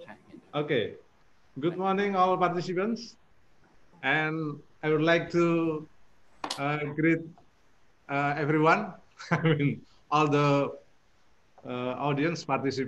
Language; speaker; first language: English; non-native, fluent; Indonesian